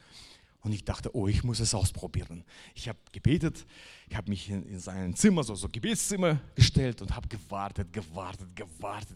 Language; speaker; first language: German; non-native, fluent; Russian